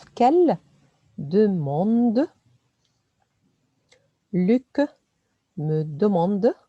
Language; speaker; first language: French; non-native, fluent; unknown